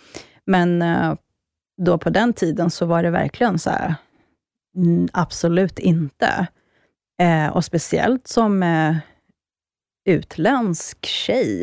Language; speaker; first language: Swedish; early bilingual, other home language; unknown